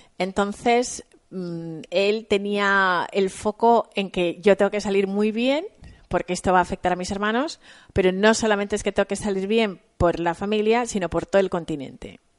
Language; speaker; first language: Spanish; native; Spanish